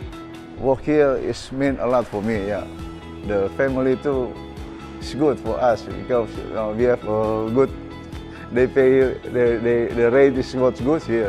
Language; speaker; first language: English; non-native, fluent; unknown